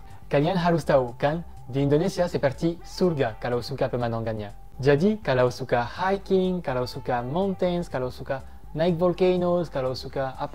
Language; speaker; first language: Indonesian; non-native, fluent; French